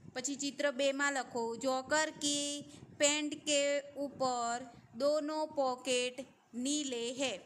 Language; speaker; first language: Hindi; non-native, local second language; Gujarati